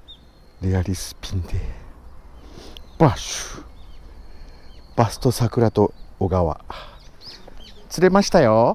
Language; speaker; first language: Japanese; native; Japanese